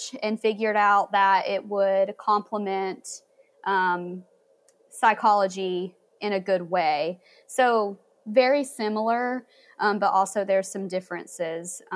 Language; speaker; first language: English; native; English